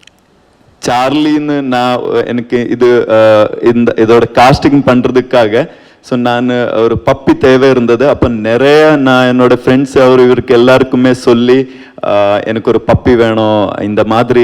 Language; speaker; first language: Tamil; non-native, learner; Kannada